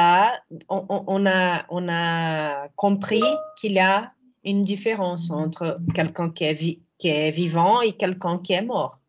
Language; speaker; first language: French; non-native, fluent; Portuguese